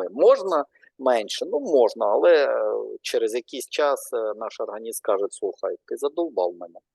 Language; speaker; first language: Ukrainian; non-native, local second language; Russian